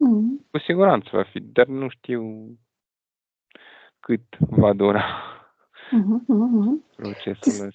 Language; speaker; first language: Romanian; non-native, fluent; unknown